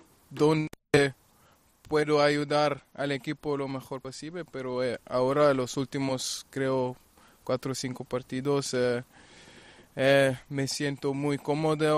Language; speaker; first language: Spanish; non-native, fluent; German